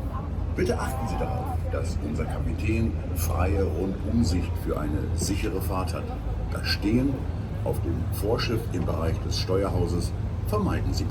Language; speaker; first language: German; native; German